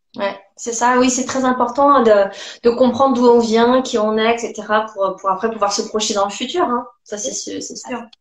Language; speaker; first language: French; native; French